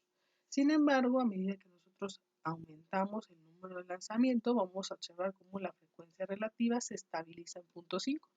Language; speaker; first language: Spanish; native; Spanish